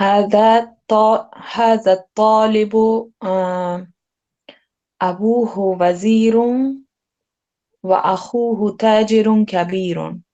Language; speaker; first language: Arabic; non-native, learner; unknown